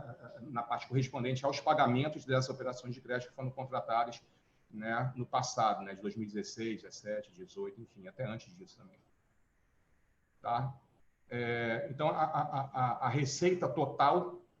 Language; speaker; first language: Portuguese; native; Portuguese